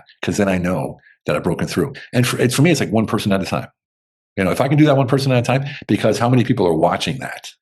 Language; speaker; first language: English; native; English